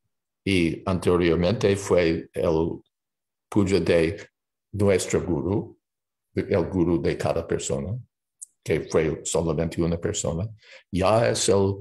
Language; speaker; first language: Spanish; non-native, fluent; English